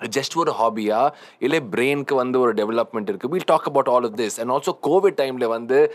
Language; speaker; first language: Tamil; native; Tamil